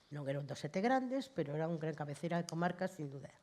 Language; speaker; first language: Spanish; native; Spanish